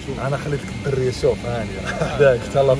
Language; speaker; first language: Arabic; native; Arabic